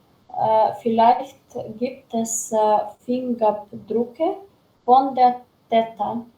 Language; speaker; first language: German; non-native, learner; Macedonian